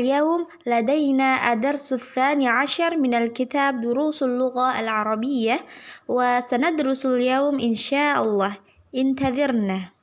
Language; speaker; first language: Arabic; non-native, fluent; Indonesian